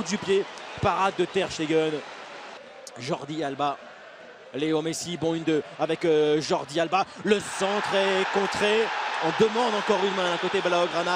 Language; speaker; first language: French; native; French